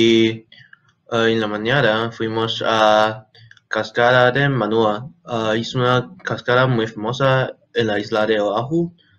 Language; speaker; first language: Spanish; non-native, learner; English